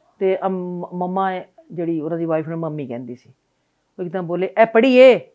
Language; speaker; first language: Punjabi; native; Punjabi